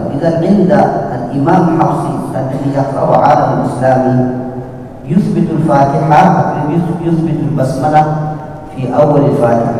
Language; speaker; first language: Arabic; native; Arabic